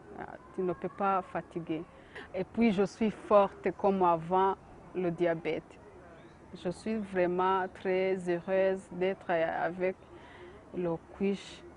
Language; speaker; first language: French; non-native, local second language; Kinyarwanda